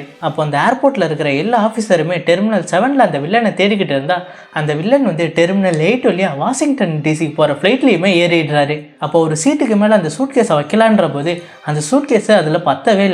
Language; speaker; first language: Tamil; native; Tamil